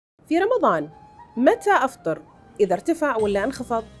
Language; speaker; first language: Arabic; native; Arabic